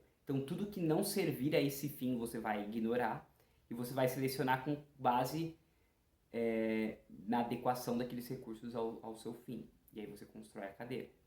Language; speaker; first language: Portuguese; native; Portuguese